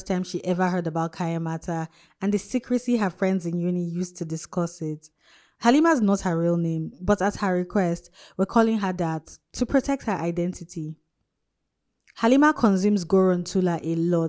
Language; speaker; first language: English; non-native, local second language; Hausa